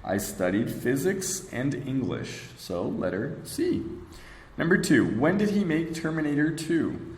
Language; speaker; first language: English; non-native, fluent; Portuguese